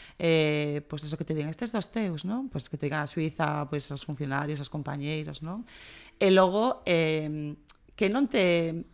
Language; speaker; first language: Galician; non-native, local second language; Spanish